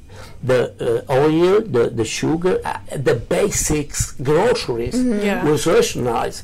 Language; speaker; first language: English; non-native, learner; Romanian